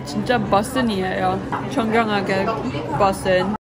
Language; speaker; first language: Korean; early bilingual, heritage; English